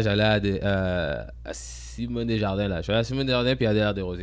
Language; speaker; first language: French; native; French